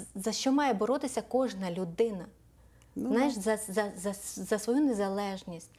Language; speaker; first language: Ukrainian; native; Ukrainian